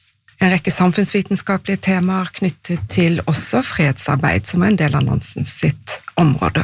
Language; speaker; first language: Norwegian; native; Norwegian